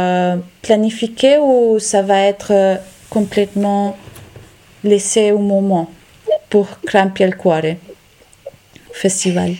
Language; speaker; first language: French; non-native, learner; Italian